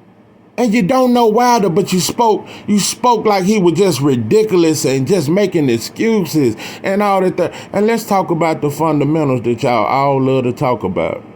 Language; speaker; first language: English; native; English